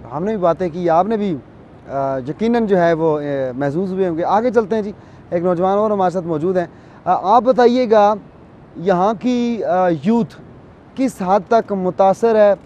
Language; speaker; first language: Urdu; non-native, local second language; Pahari-Potwari